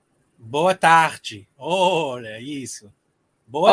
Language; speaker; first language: Portuguese; non-native, learner; English